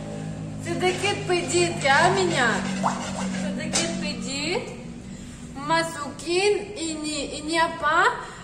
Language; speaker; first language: Indonesian; non-native, learner; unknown